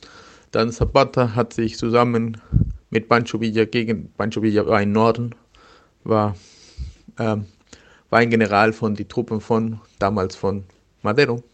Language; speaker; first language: German; non-native, learner; Spanish